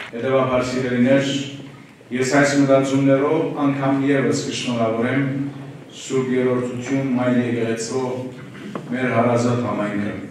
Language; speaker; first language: Armenian; native; Armenian